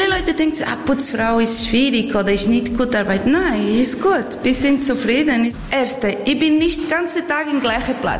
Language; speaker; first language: German; non-native, learner; Portuguese